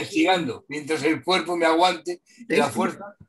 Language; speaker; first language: Spanish; native; Spanish